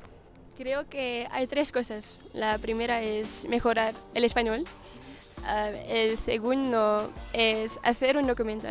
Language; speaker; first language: Spanish; non-native, learner; Dutch